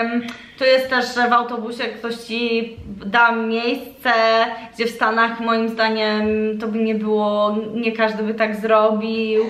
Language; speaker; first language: Polish; early bilingual, heritage; Polish